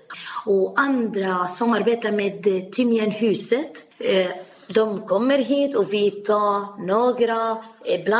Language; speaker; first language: Swedish; non-native, learner; Arabic